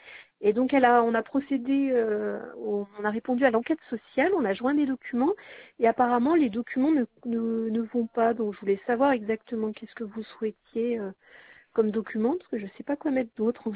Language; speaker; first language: French; native; French